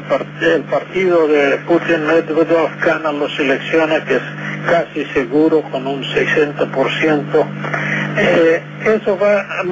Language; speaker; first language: Spanish; non-native, fluent; English